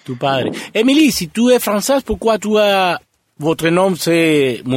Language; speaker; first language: Spanish; native; Spanish